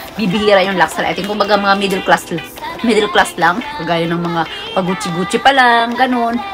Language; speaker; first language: Filipino; non-native, local second language; Hiligaynon